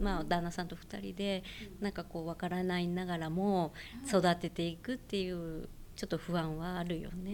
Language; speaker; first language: Japanese; native; Japanese